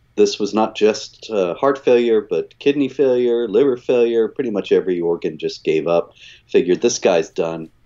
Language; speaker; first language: English; native; English